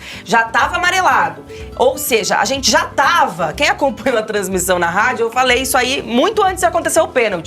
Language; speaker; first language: Portuguese; native; Portuguese